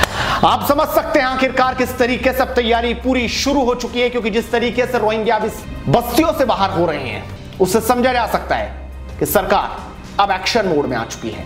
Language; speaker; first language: Hindi; native; Hindi